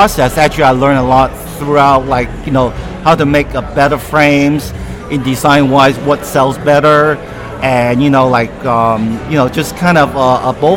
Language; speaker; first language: English; non-native, local second language; Cantonese